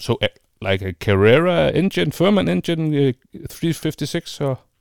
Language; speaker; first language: English; non-native, fluent; Danish